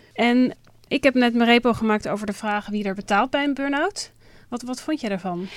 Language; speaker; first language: Dutch; native; Dutch